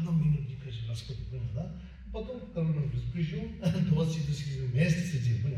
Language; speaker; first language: Russian; non-native, learner; Tibetan